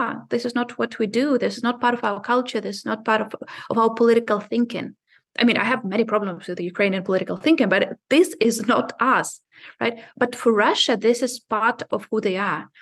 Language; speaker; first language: English; non-native, fluent; Ukrainian